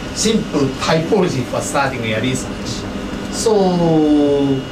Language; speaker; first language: English; non-native, fluent; Japanese